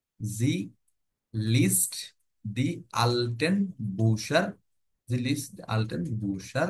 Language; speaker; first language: German; non-native, fluent; Bangla